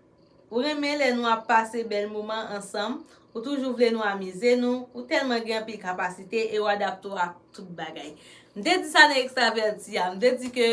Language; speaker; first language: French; non-native, learner; Haitian Creole